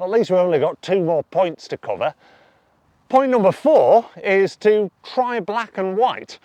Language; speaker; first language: English; native; English